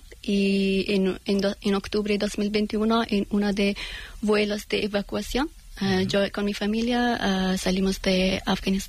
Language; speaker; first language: Spanish; non-native, learner; Persian